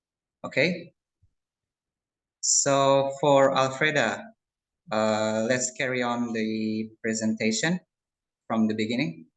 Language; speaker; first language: English; non-native, local second language; Indonesian